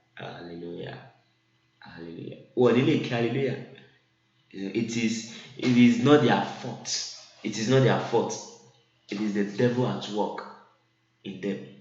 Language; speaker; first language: English; non-native, local second language; Yoruba